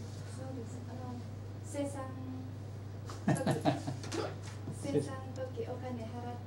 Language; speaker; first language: Japanese; non-native, learner; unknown